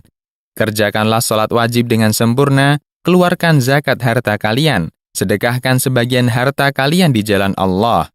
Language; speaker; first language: Indonesian; native; Indonesian